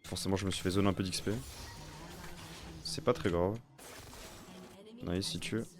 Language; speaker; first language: French; native; French